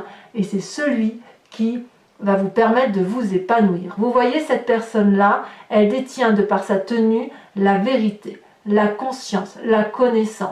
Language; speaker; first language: French; native; French